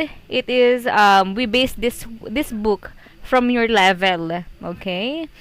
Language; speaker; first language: English; non-native, fluent; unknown